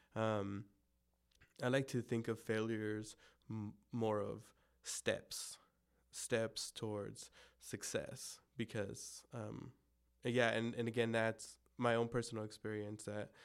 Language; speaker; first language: English; early bilingual, other home language; Spanish